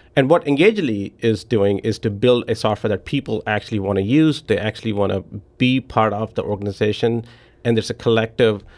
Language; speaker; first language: English; non-native, local second language; Hindi